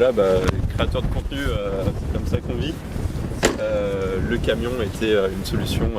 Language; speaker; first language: French; native; French